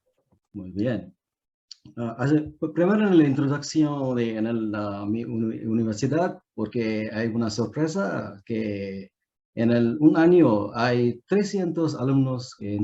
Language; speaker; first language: Spanish; non-native, learner; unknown